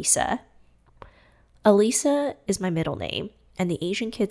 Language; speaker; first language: English; non-native, fluent; Cantonese